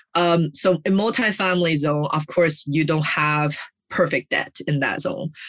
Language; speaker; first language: English; early bilingual, other home language; Chinese